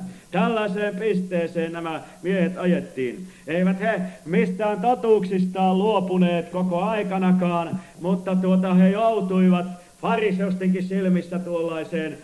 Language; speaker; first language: Finnish; native; Finnish